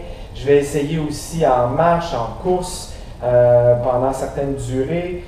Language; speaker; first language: French; native; French